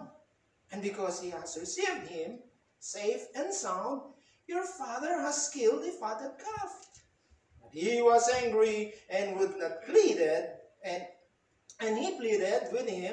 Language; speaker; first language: English; non-native, local second language; Filipino